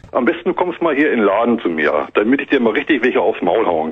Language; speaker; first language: German; native; German